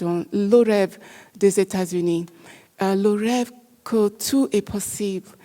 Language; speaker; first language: French; non-native, learner; English